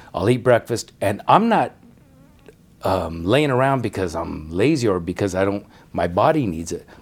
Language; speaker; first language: English; native; English